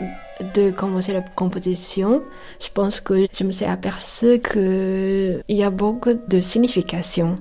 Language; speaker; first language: French; non-native, fluent; Japanese